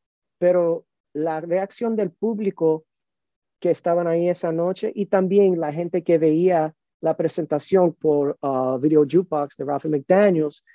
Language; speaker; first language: Spanish; early bilingual, heritage; Spanish